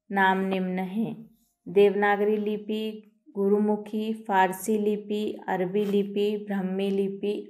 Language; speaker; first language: Hindi; native; Hindi